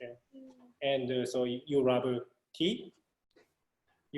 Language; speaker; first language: English; non-native, fluent; Japanese